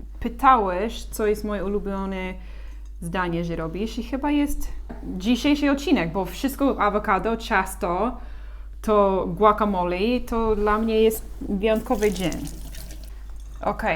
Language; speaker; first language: Polish; non-native, learner; English